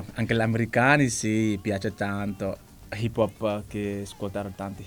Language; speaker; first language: Italian; non-native, learner; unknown